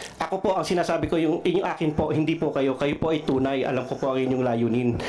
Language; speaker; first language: Filipino; non-native, local second language; Cebuano